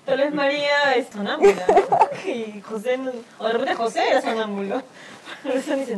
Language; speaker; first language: Spanish; native; Spanish